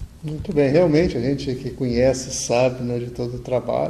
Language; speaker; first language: Portuguese; native; Portuguese